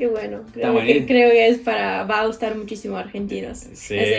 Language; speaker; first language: Spanish; non-native, fluent; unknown